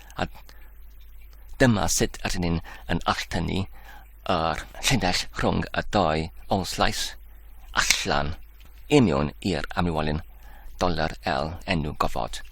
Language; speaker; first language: Welsh; non-native, local second language; English